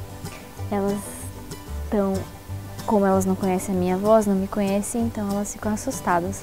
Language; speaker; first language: Portuguese; native; Portuguese